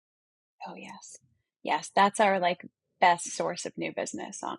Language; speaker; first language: English; native; English